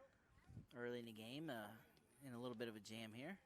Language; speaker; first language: English; native; English